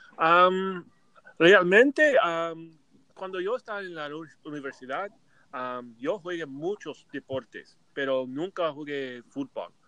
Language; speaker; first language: Spanish; non-native, learner; English